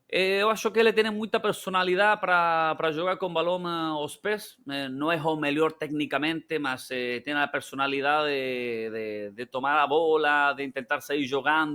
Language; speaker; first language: Portuguese; non-native, learner; Spanish